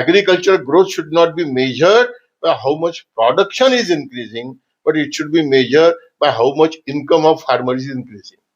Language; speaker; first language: Hindi; non-native, local second language; Marathi